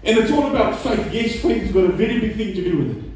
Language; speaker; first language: English; non-native, local second language; Afrikaans